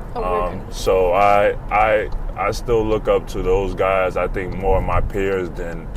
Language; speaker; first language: English; native; English